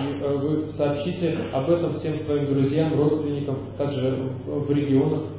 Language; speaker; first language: Russian; native; Russian